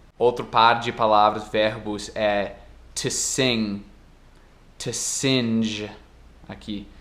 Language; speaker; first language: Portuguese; non-native, fluent; English